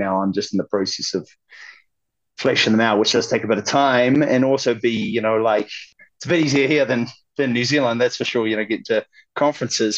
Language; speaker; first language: English; native; English